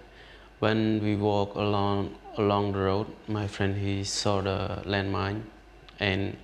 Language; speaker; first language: English; non-native, learner; Khmer